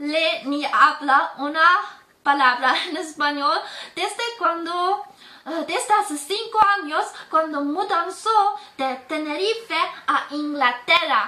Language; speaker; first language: Spanish; non-native, learner; German